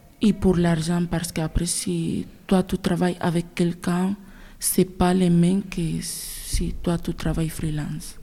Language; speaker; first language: French; non-native, learner; Spanish